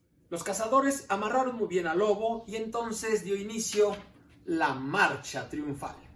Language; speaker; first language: Spanish; native; Spanish